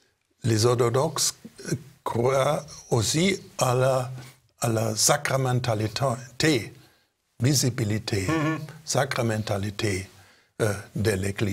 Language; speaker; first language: French; non-native, fluent; German